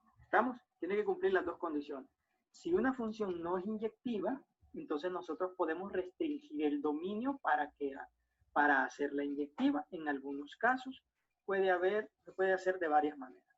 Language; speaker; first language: Spanish; native; Spanish